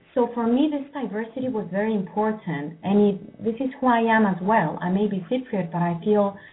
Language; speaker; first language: English; non-native, fluent; Greek